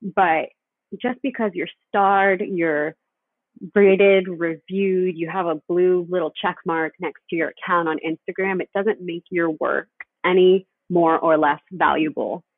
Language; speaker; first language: English; early bilingual, other home language; Spanish